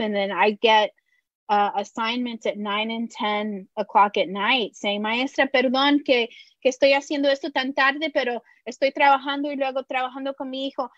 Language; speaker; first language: Spanish; early bilingual, heritage; Spanish